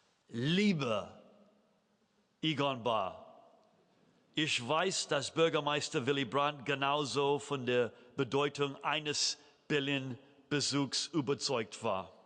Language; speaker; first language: German; non-native, fluent; English